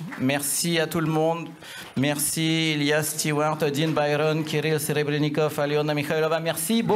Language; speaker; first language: French; native; French